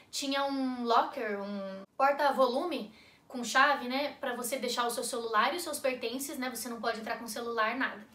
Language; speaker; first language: Portuguese; native; Portuguese